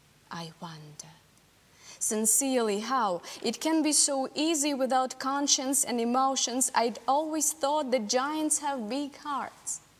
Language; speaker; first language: English; non-native, fluent; Ukrainian